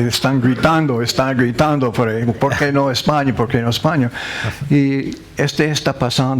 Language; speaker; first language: Spanish; non-native, learner; English